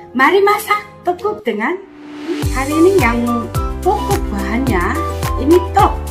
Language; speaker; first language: Indonesian; non-native, fluent; Korean